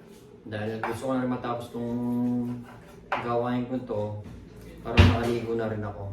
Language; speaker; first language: Filipino; native; Filipino